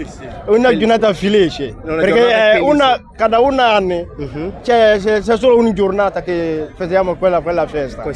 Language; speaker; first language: Italian; non-native, learner; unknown